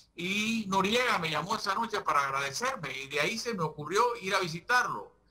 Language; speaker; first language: Spanish; native; Spanish